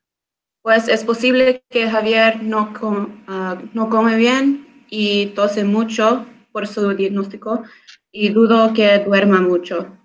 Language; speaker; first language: Spanish; non-native, learner; English